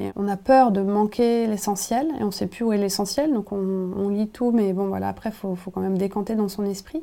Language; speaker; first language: French; native; French